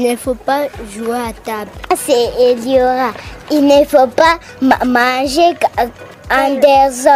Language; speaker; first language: French; non-native, local second language; Swahili